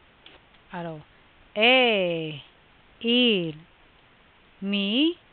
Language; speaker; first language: French; non-native, fluent; Hebrew